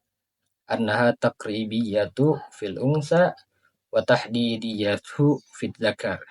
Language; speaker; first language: Arabic; non-native, learner; Indonesian